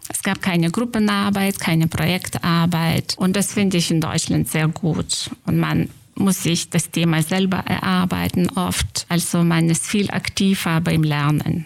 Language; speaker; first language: German; non-native, fluent; Lithuanian